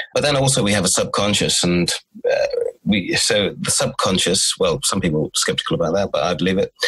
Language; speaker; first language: English; native; English